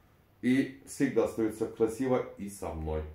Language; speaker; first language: Russian; non-native, learner; Turkish